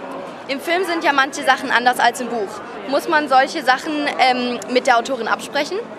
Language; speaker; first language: German; native; German